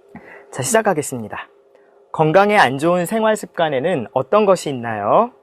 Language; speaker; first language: Korean; native; Korean